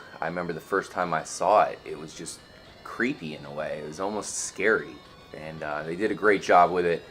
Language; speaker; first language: English; native; English